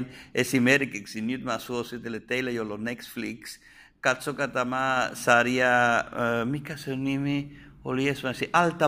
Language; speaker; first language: Finnish; non-native, fluent; Spanish